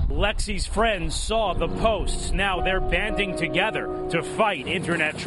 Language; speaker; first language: English; native; English